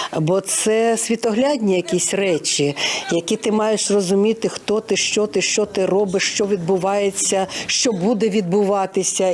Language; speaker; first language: Ukrainian; native; Ukrainian